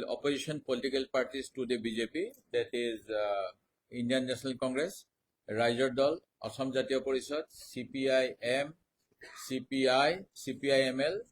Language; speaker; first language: English; non-native, local second language; Assamese